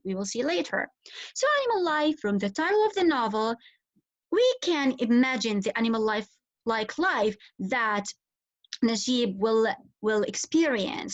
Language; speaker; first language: English; non-native, fluent; Arabic